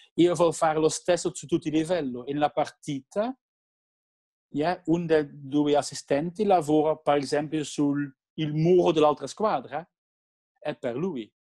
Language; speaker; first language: Italian; non-native, learner; Dutch